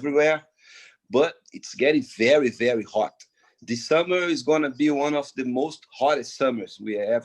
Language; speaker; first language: English; non-native, fluent; Portuguese